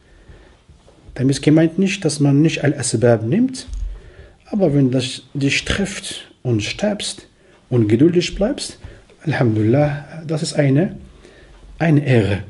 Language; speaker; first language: German; non-native, fluent; Arabic